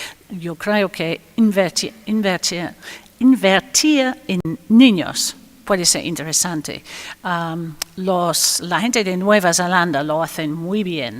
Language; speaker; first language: Spanish; non-native, fluent; English